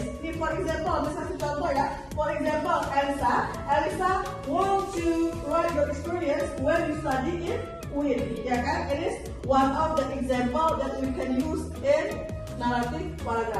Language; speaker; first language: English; non-native, fluent; Indonesian